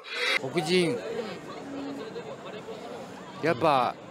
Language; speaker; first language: Japanese; native; Japanese